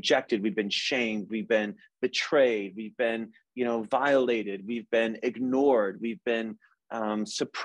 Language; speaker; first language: English; native; English